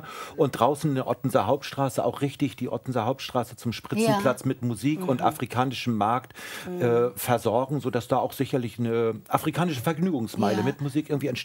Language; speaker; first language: German; native; German